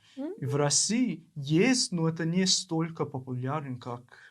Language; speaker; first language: Russian; non-native, learner; English